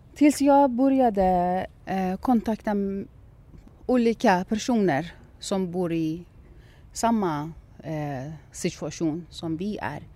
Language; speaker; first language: Swedish; non-native, fluent; Persian